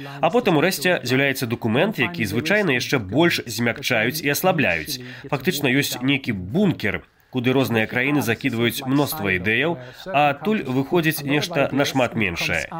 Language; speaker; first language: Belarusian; native; Belarusian